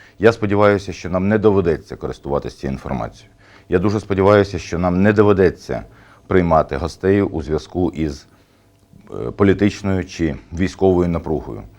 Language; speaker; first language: Ukrainian; native; Ukrainian